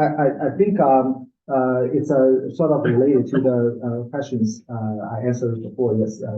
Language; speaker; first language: English; non-native, fluent; Chinese